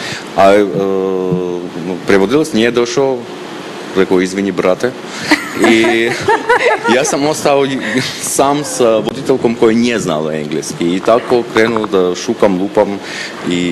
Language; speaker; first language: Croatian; non-native, fluent; Armenian